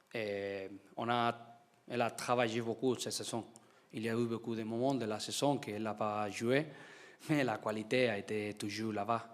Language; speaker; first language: French; non-native, learner; Spanish